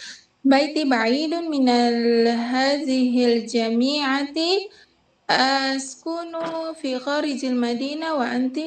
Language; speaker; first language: Arabic; non-native, learner; Indonesian